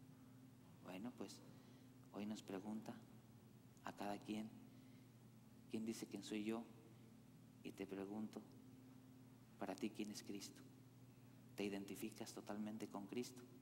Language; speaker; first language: Spanish; native; Spanish